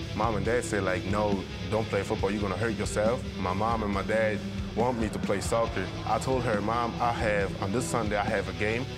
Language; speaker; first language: English; early bilingual, other home language; German